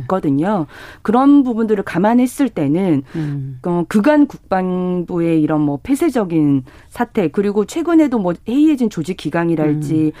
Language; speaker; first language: Korean; native; Korean